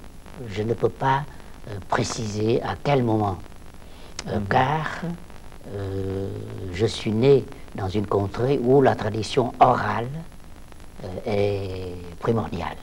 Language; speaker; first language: French; non-native, local second language; Vietnamese